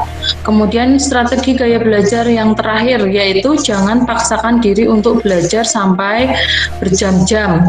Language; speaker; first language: Indonesian; native; Indonesian